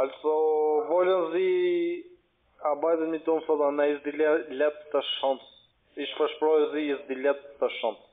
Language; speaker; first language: German; non-native, learner; Albanian